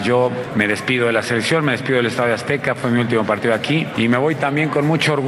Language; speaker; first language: Spanish; native; Spanish